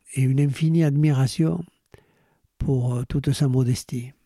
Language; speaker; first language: French; native; French